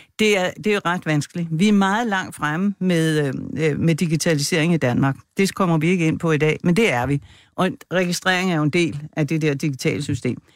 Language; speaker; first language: Danish; native; Danish